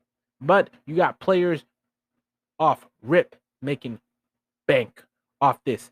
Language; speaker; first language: English; native; English